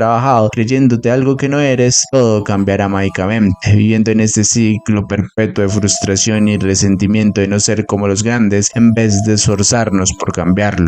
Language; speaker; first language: Spanish; native; Spanish